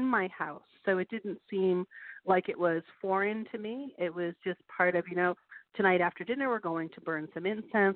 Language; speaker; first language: English; native; English